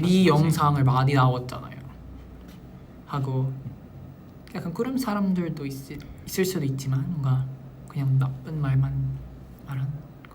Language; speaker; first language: Korean; non-native, local second language; Filipino